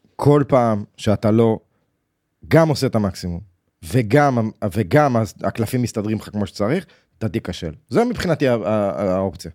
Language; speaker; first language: Hebrew; native; Hebrew